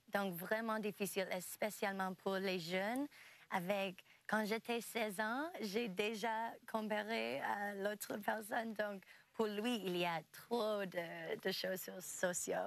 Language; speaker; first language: French; non-native, local second language; English